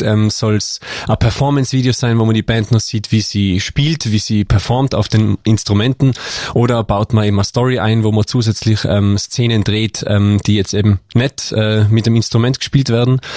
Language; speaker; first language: German; native; German